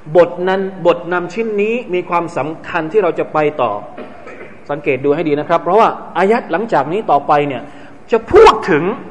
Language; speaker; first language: Thai; non-native, local second language; Malay